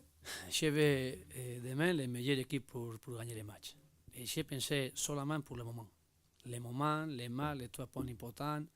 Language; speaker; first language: French; non-native, learner; Spanish